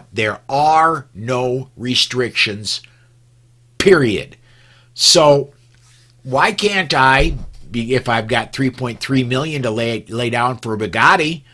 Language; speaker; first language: English; native; English